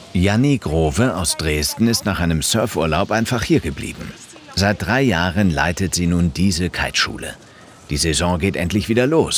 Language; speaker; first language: German; native; German